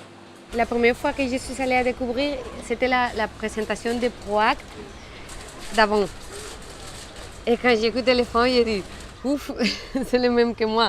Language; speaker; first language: French; non-native, fluent; Spanish